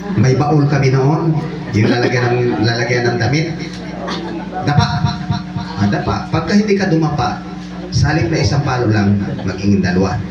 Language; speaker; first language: Filipino; non-native, local second language; Bikol